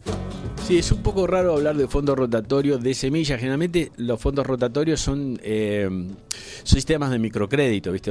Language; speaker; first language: Spanish; native; Spanish